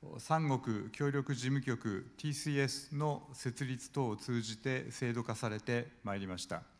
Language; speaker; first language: Japanese; native; Japanese